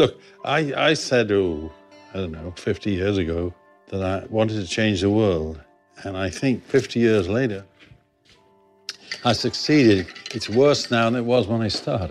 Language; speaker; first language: English; native; English